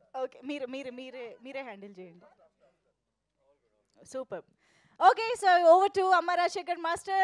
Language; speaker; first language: Telugu; native; Telugu